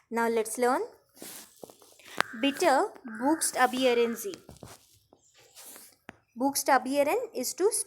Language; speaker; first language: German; non-native, fluent; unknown